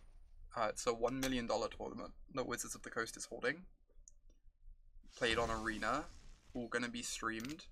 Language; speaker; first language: English; native; English